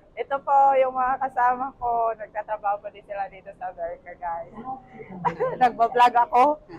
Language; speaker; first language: Filipino; native; Filipino